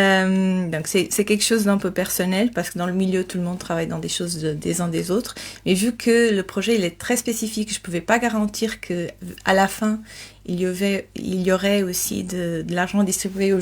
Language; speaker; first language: French; non-native, fluent; Portuguese